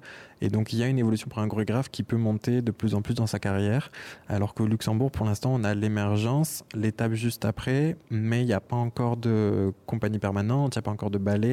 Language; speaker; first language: French; native; French